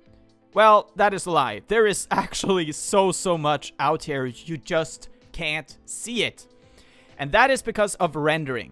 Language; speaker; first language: English; non-native, fluent; Swedish